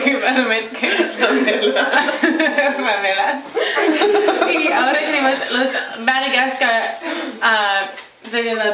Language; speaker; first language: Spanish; non-native, learner; English